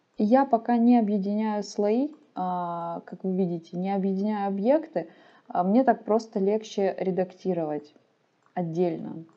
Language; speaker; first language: Russian; non-native, local second language; Ukrainian